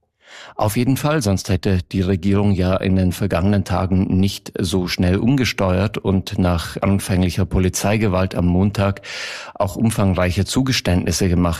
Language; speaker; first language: German; native; German